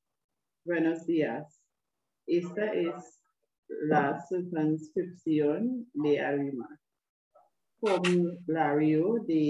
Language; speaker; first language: Spanish; non-native, learner; English